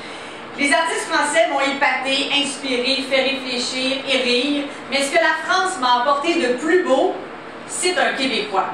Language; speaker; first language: French; native; French